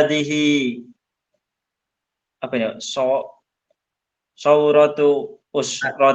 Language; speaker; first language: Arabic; non-native, learner; Indonesian